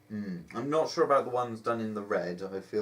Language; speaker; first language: English; native; English